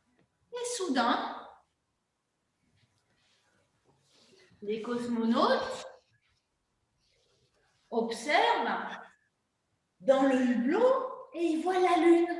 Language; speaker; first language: French; native; French